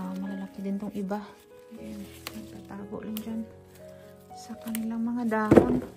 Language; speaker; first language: Filipino; non-native, local second language; Hiligaynon